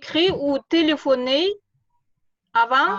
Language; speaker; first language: French; non-native, fluent; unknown